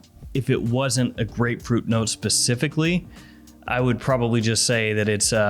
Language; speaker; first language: English; native; English